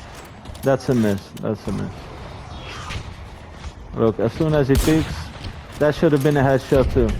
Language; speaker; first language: English; non-native, fluent; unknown